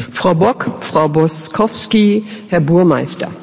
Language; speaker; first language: German; native; German